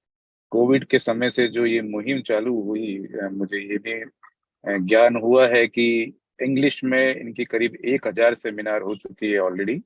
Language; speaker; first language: Hindi; native; Hindi